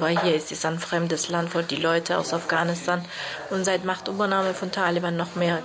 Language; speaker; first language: German; non-native, fluent; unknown